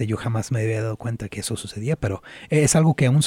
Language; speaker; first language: Spanish; native; Spanish